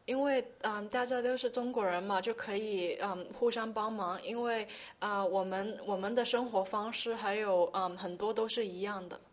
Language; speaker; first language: Chinese; early bilingual, heritage; Chinese